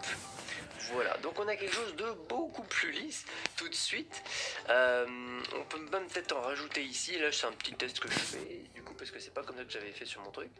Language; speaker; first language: French; native; French